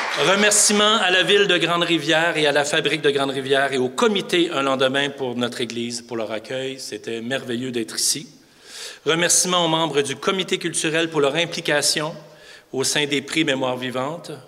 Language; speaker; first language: French; native; French